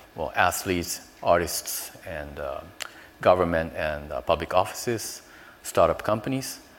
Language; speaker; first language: English; non-native, fluent; Japanese